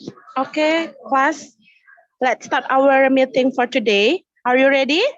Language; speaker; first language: English; non-native, learner; Indonesian